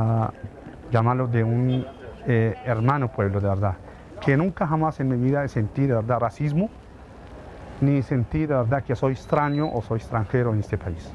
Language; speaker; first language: Spanish; non-native, fluent; Arabic